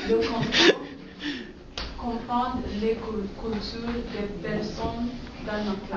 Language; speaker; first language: French; non-native, learner; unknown